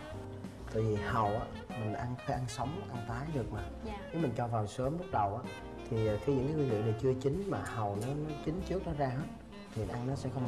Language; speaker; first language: Vietnamese; native; Vietnamese